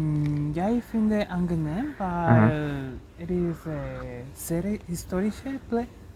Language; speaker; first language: German; non-native, learner; Spanish